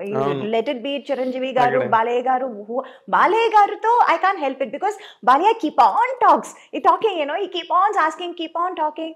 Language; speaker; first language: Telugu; non-native, local second language; Tamil